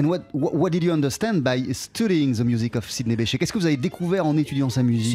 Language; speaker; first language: French; native; French